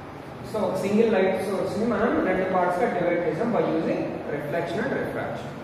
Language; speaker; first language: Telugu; native; Telugu